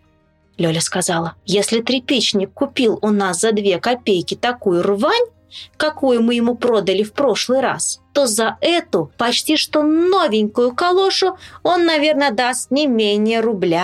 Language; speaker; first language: Russian; native; Russian